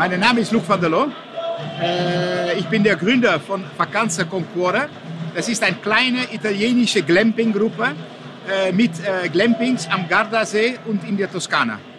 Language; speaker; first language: German; non-native, fluent; Dutch